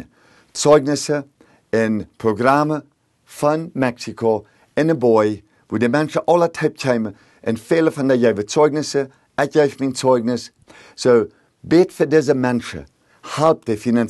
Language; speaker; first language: German; early bilingual, heritage; Plautdietsch